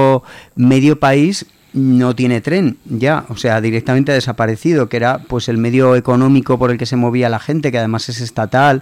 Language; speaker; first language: Spanish; native; Spanish